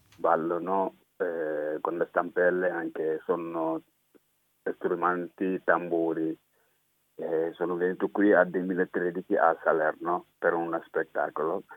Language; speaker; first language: Italian; non-native, learner; Wolof